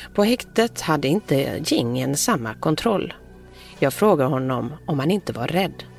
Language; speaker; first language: Swedish; native; Swedish